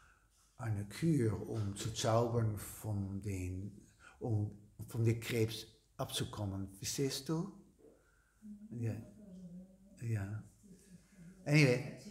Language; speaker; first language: German; non-native, learner; Dutch